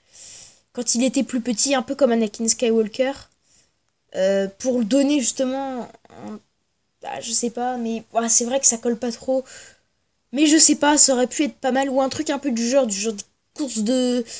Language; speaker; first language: French; native; French